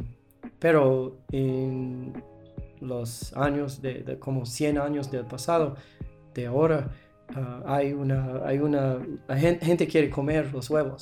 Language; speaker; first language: Spanish; non-native, learner; English